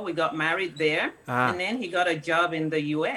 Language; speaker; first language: English; non-native, local second language; Yoruba